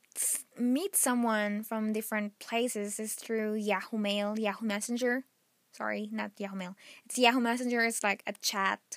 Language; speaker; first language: English; non-native, local second language; Filipino